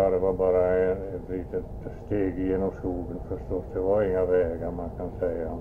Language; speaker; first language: Swedish; early bilingual, heritage; Swedish